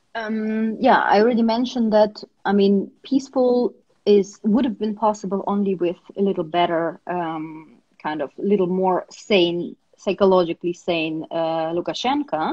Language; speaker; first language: English; non-native, fluent; Russian